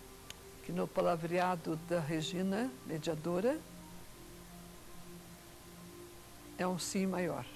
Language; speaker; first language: Portuguese; native; Portuguese